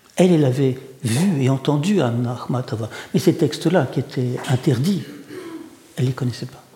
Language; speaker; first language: French; early bilingual, other home language; Russian